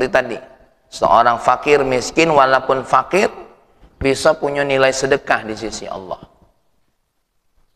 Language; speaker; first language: Indonesian; native; Indonesian